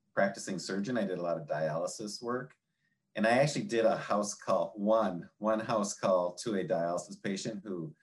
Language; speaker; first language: English; native; English